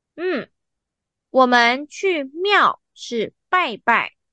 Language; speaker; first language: Chinese; native; Chinese